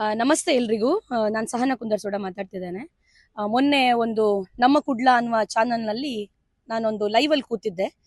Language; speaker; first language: Kannada; non-native, local second language; Tulu